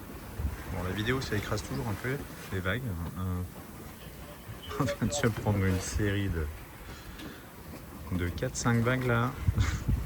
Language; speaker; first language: French; native; French